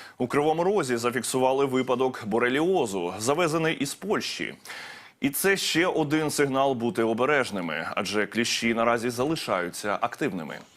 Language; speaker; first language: Ukrainian; native; Ukrainian